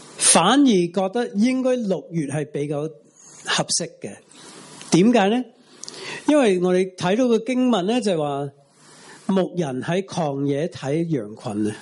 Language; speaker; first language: Cantonese; non-native, fluent; English